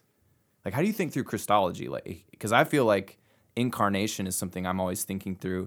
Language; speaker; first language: English; native; English